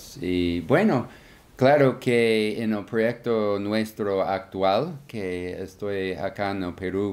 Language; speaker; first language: Spanish; non-native, fluent; English